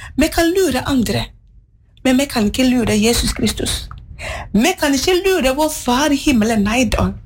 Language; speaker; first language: Norwegian; non-native, fluent; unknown